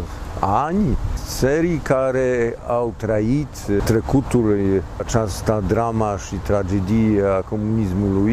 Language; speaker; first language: Romanian; non-native, fluent; Polish